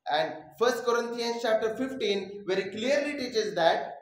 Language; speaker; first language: English; non-native, local second language; Marathi